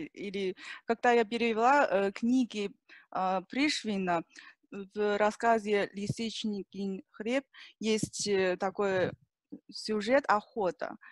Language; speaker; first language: Russian; non-native, learner; Chinese